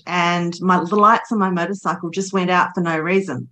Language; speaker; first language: English; native; English